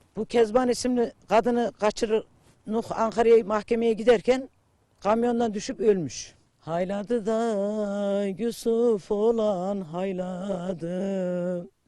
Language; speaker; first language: Turkish; native; Turkish